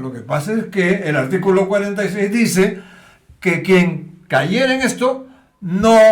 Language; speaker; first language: Spanish; native; Spanish